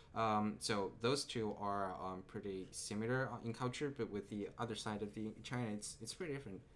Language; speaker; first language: English; non-native, fluent; Chinese